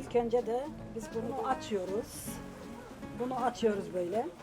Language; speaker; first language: Turkish; non-native, local second language; Arabic